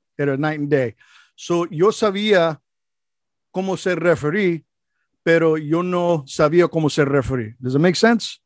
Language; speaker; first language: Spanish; non-native, learner; English